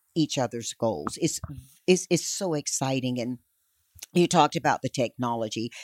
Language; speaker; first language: English; native; English